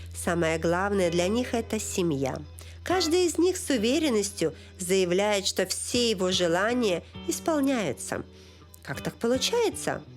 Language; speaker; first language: Russian; native; Russian